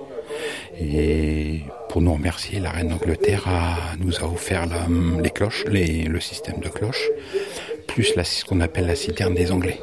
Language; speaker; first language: French; native; French